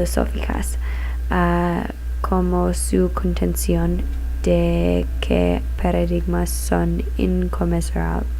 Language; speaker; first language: Spanish; non-native, learner; English